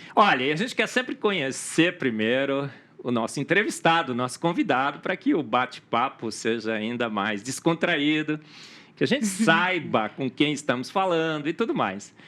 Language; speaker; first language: Portuguese; native; Portuguese